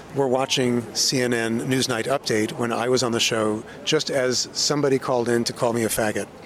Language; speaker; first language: English; native; English